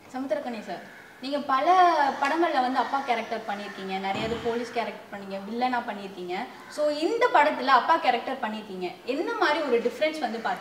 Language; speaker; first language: Tamil; native; Tamil